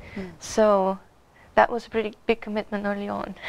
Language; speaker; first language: English; non-native, fluent; Bulgarian